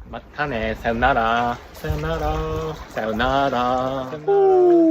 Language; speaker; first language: Japanese; native; Japanese